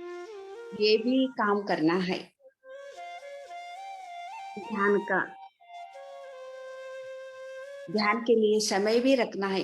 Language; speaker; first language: Hindi; non-native, local second language; Kannada